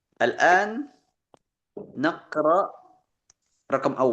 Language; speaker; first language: Arabic; non-native, fluent; Indonesian